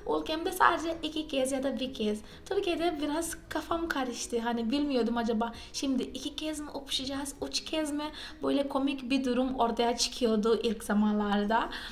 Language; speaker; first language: Turkish; non-native, fluent; Portuguese